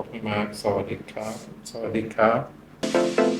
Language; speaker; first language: Thai; non-native, learner; English